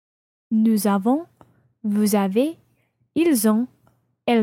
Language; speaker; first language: French; non-native, learner; English